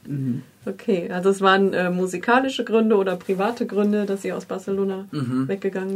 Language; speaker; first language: German; native; German